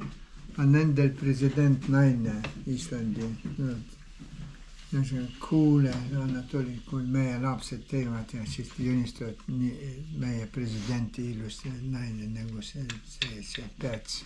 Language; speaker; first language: Estonian; non-native, learner; Ukrainian